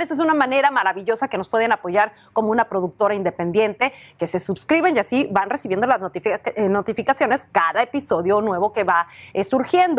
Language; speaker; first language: Spanish; native; Spanish